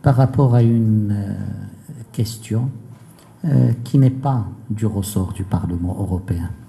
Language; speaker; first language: French; non-native, local second language; Arabic